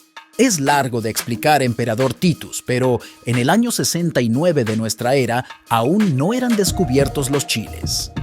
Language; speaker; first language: Spanish; native; Spanish